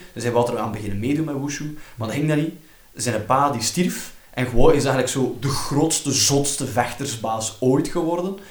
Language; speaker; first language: Dutch; native; Dutch